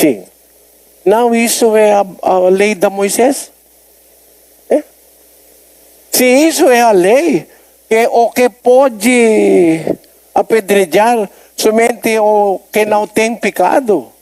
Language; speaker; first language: Portuguese; non-native, learner; Filipino